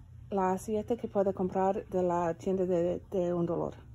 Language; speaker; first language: Spanish; non-native, learner; English